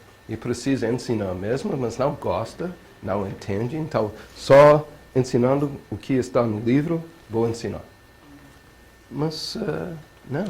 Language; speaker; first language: Portuguese; non-native, learner; English